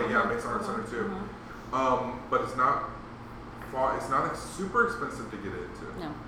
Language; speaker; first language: English; native; English